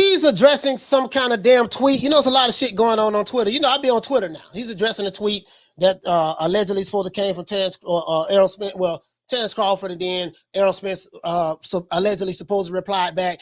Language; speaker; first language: English; native; English